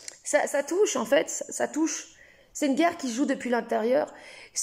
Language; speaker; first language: French; native; French